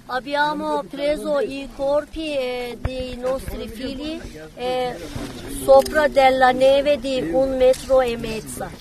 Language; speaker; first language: Italian; non-native, learner; Kurdish